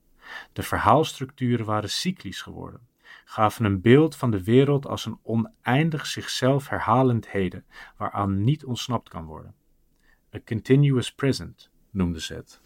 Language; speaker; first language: Dutch; native; Dutch